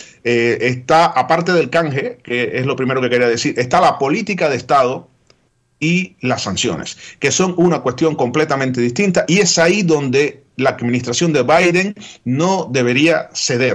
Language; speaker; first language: Spanish; native; Spanish